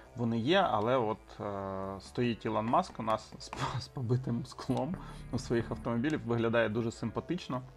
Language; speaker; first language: Ukrainian; non-native, local second language; Russian